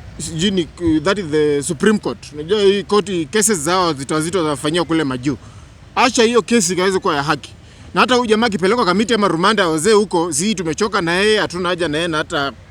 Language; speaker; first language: Swahili; non-native, local second language; Luyia